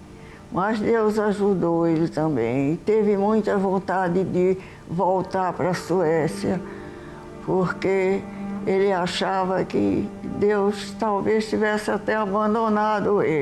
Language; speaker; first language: Portuguese; early bilingual, heritage; Portuguese